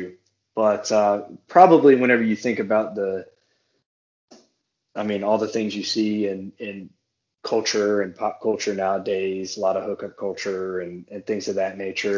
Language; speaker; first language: English; native; English